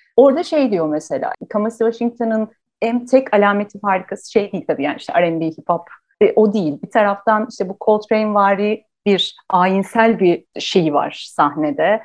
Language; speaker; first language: Turkish; native; Turkish